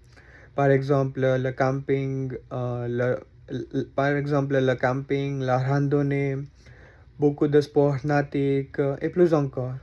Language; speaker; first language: French; non-native, learner; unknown